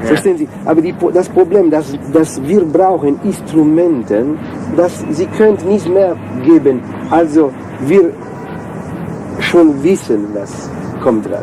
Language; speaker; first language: German; non-native, learner; Italian